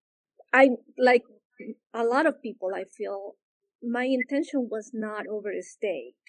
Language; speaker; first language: English; non-native, fluent; Spanish